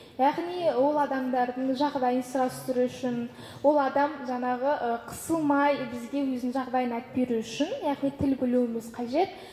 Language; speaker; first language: Kazakh; non-native, local second language; Russian